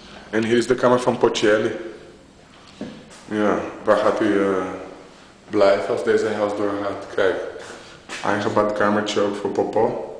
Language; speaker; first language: Dutch; non-native, fluent; Portuguese